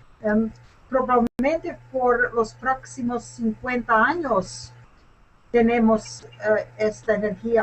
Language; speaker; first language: Spanish; non-native, learner; English